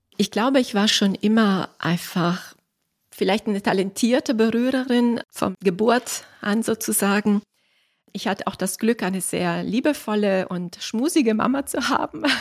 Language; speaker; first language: German; non-native, fluent; Italian